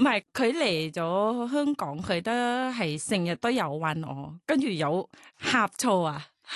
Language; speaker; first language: Cantonese; non-native, learner; Thai